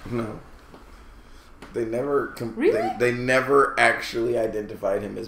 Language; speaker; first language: English; native; English